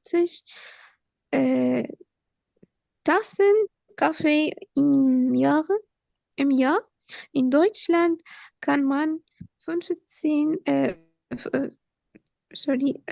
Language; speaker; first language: German; non-native, learner; Arabic